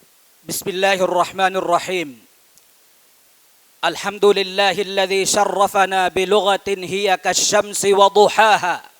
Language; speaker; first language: Arabic; non-native, fluent; Urdu